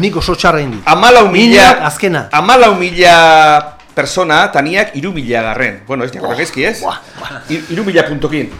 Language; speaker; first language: Basque; native; Basque